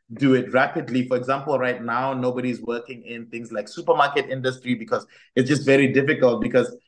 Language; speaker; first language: English; non-native, local second language; Tswana